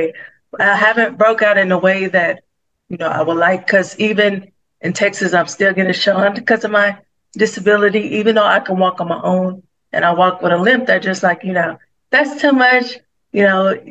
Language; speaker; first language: English; native; English